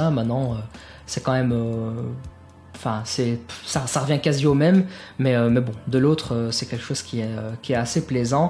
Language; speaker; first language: French; native; French